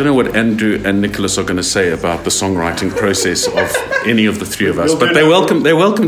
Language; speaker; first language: English; native; English